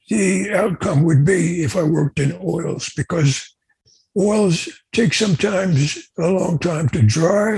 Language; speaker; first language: English; native; English